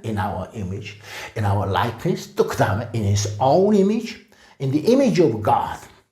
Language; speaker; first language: English; non-native, fluent; Korean